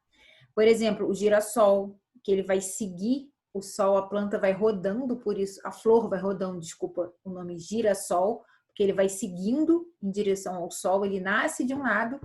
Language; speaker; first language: Portuguese; native; Portuguese